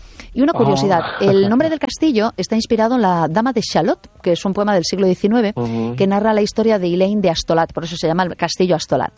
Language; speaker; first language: Spanish; native; Spanish